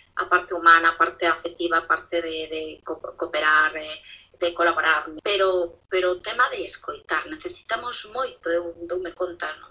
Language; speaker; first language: Galician; non-native, local second language; Spanish